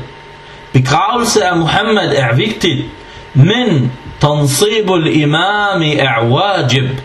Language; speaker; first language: Danish; early bilingual, other home language; Arabic